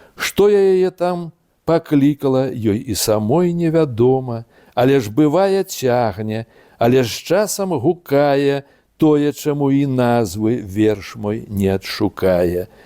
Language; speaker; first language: Belarusian; native; Belarusian